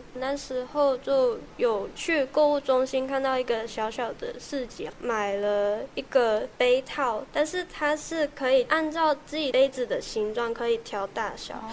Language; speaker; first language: Chinese; non-native, local second language; Cantonese